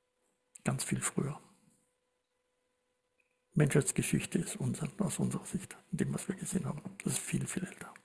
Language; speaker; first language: German; native; German